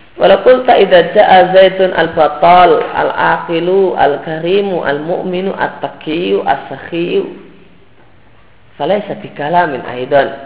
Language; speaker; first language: Arabic; non-native, fluent; Indonesian